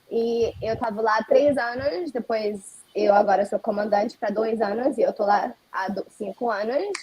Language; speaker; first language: Portuguese; early bilingual, heritage; Portuguese